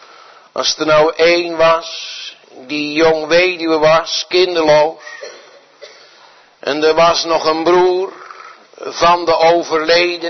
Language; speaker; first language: Dutch; native; Dutch